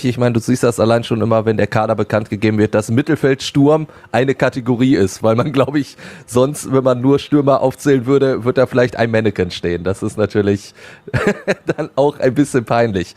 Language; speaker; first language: German; native; German